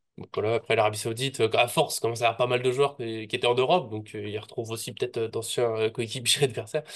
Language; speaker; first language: French; native; French